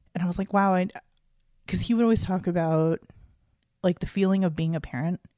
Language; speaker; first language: English; native; English